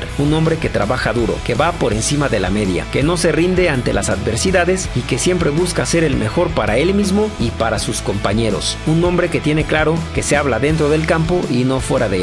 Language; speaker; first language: Spanish; native; Spanish